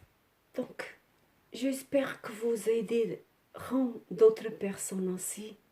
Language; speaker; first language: French; non-native, learner; Portuguese